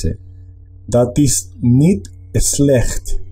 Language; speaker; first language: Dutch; non-native, learner; Spanish